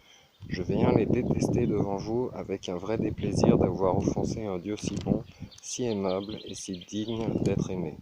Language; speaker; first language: French; native; French